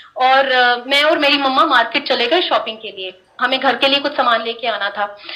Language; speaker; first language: Hindi; non-native, local second language; Punjabi